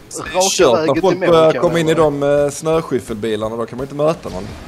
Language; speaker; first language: Swedish; native; Swedish